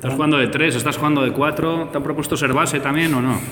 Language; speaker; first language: Spanish; native; Spanish